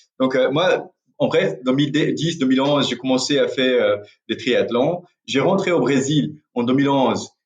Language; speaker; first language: French; non-native, fluent; Portuguese